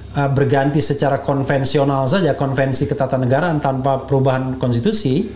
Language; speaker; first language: Indonesian; native; Indonesian